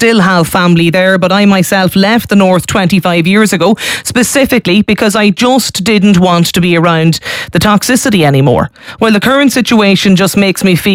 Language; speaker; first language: English; native; English